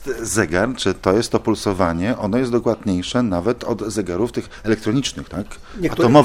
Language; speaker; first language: Polish; native; Polish